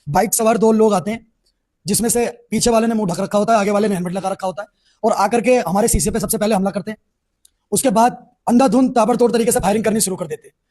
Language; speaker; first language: Hindi; native; Hindi